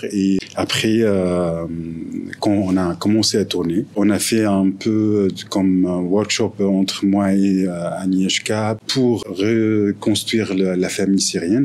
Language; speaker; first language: French; non-native, fluent; Arabic